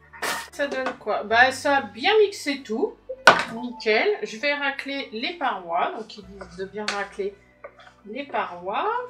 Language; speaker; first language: French; native; French